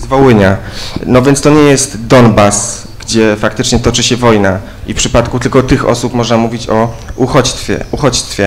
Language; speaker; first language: Polish; native; Polish